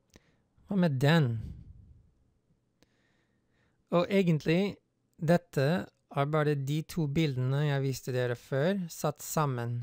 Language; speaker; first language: Norwegian; non-native, fluent; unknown